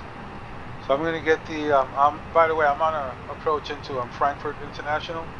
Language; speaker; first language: English; native; English